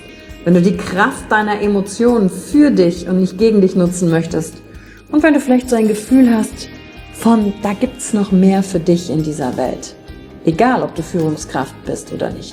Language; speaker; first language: German; native; German